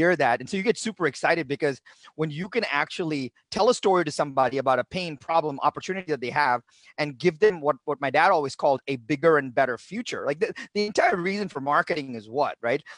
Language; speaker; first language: English; non-native, local second language; Tamil